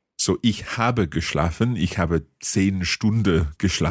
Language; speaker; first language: German; non-native, learner; English